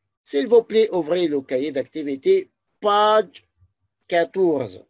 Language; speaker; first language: French; non-native, fluent; Arabic